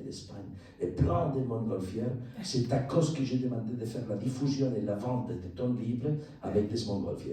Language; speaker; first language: French; non-native, learner; Spanish